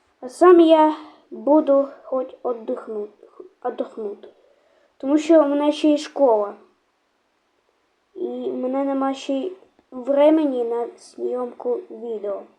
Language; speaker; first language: Ukrainian; non-native, local second language; Russian